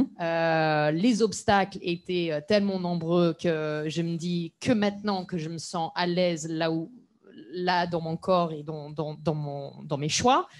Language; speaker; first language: French; non-native, fluent; English